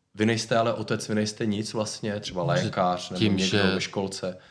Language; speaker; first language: Czech; native; Czech